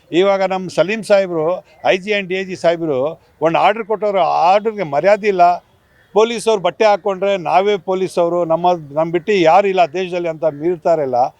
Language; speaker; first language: Kannada; non-native, local second language; Urdu